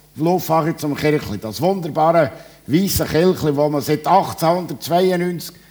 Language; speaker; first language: German; native; German